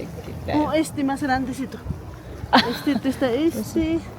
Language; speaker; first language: Spanish; non-native, local second language; Quechua